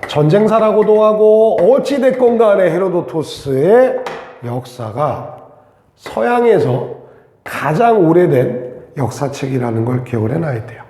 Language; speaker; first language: Korean; native; Korean